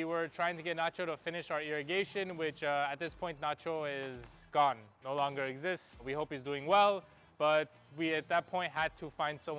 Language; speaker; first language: English; native; English